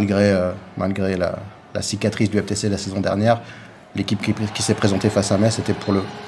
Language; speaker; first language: French; native; French